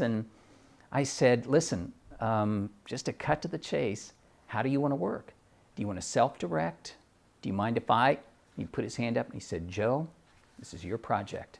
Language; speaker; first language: English; native; English